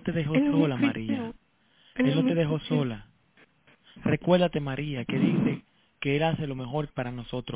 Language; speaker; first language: Spanish; native; Spanish